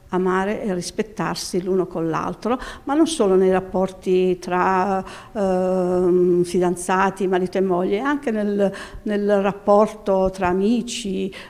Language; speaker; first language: Italian; native; Italian